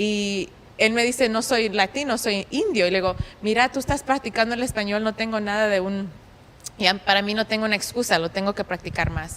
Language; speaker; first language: Spanish; early bilingual, heritage; Spanish